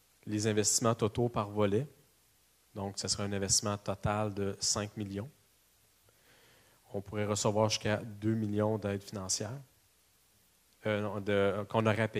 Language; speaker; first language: French; native; French